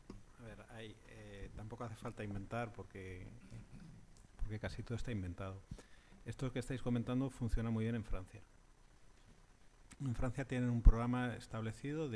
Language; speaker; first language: Spanish; native; Spanish